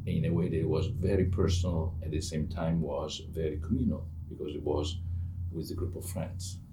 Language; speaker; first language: English; non-native, fluent; Italian